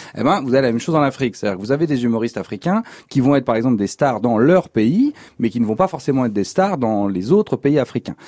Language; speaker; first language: French; native; French